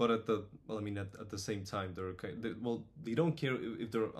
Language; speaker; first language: English; non-native, fluent; Polish